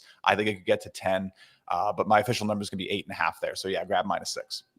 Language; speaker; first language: English; native; English